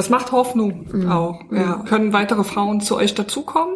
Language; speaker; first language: German; native; German